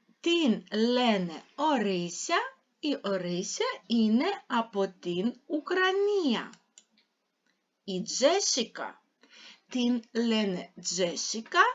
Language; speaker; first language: Greek; non-native, fluent; Ukrainian